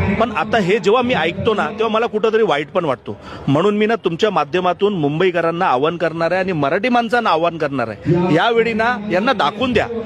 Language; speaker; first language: Marathi; non-native, local second language; Gujarati